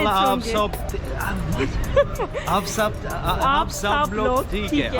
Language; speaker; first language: Hindi; non-native, learner; Turkish